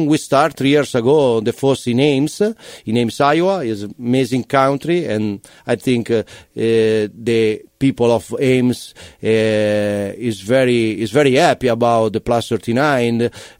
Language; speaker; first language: English; non-native, learner; Italian